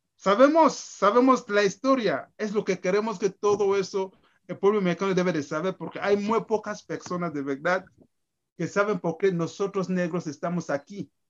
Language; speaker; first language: Spanish; native; Spanish